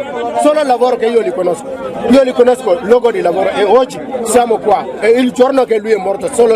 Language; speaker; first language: Italian; non-native, learner; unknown